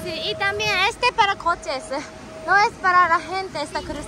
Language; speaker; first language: Spanish; non-native, fluent; Japanese